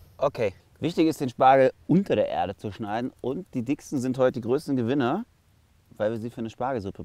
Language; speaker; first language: German; native; German